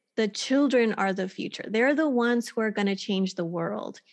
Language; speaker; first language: English; native; English